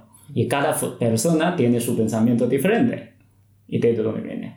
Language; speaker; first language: Spanish; non-native, fluent; Chinese